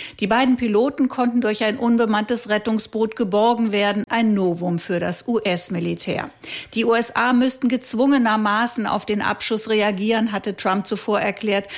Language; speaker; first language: German; native; German